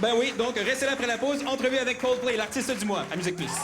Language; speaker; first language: French; native; French